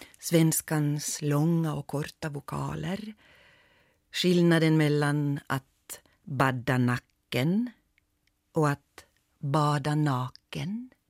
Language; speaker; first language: Swedish; native; Swedish